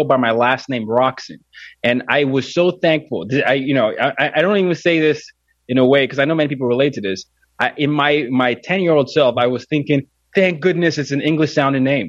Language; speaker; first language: English; non-native, local second language; Yoruba